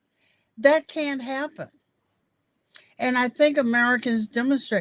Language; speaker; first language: English; native; English